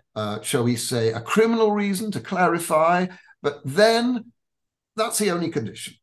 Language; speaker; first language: English; native; English